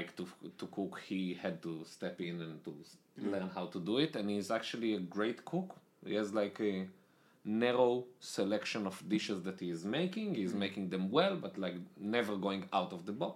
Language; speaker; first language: English; non-native, fluent; Hebrew